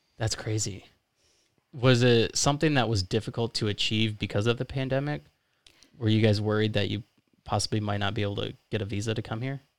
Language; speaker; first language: English; native; English